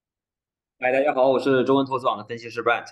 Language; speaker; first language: Chinese; native; Chinese